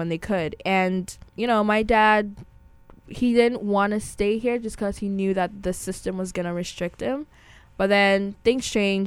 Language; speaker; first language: English; non-native, local second language; Akan